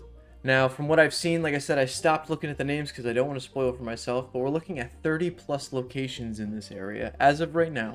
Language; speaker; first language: English; native; English